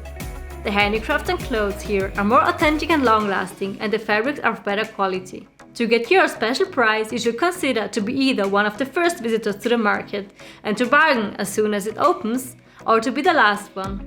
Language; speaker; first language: English; non-native, fluent; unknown